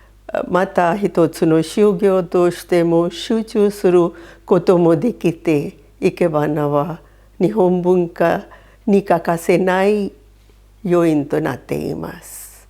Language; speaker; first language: Japanese; non-native, fluent; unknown